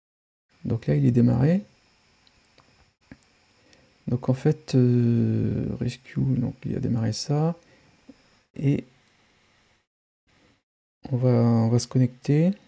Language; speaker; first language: French; native; French